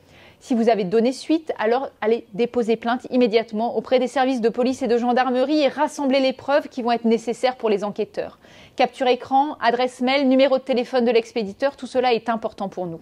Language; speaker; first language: French; native; French